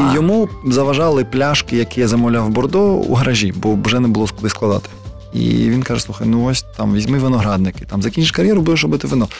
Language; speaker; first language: Ukrainian; non-native, local second language; Russian